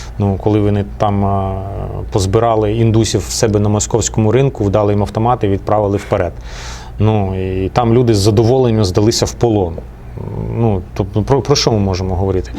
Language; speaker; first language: Ukrainian; non-native, local second language; Russian